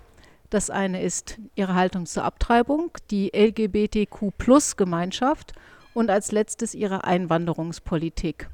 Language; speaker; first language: German; native; German